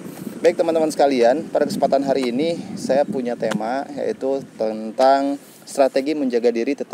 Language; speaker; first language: Indonesian; native; Indonesian